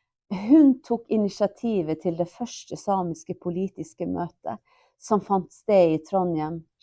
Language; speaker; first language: Norwegian; non-native, local second language; Northern Sami